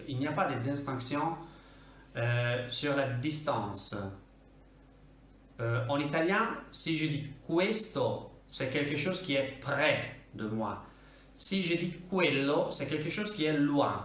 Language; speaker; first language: French; non-native, fluent; Italian